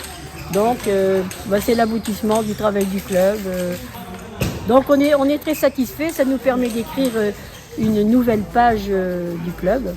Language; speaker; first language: French; native; French